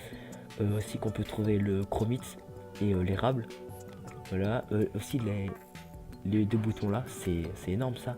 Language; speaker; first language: French; native; French